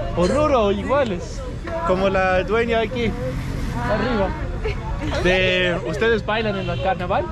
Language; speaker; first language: Spanish; non-native, learner; Danish